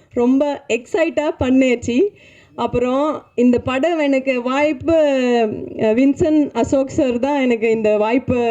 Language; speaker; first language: Tamil; non-native, learner; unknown